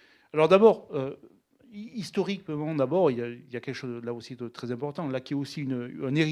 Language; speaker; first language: French; native; French